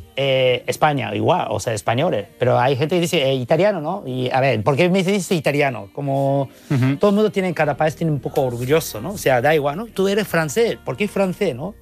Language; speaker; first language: Spanish; non-native, learner; Japanese